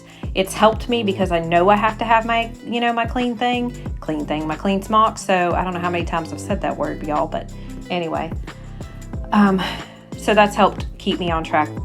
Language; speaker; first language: English; native; English